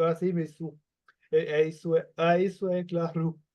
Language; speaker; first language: Portuguese; non-native, learner; German